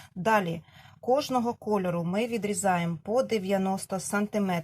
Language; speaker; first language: Ukrainian; non-native, local second language; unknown